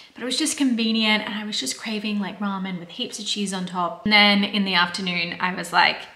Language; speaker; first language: English; native; English